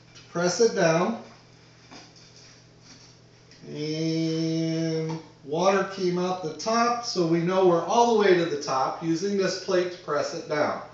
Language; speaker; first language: English; native; English